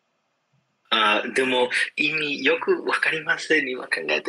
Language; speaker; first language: Japanese; non-native, learner; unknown